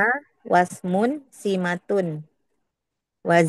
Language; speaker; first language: Arabic; non-native, learner; Indonesian